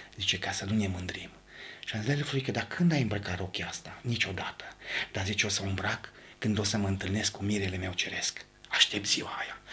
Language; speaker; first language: Romanian; native; Romanian